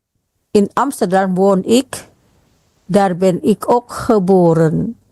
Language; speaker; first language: Dutch; non-native, fluent; Indonesian